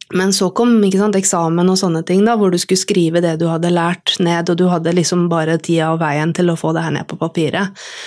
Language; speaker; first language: Norwegian; native; Norwegian